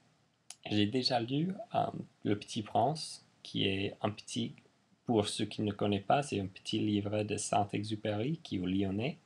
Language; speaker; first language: French; non-native, fluent; English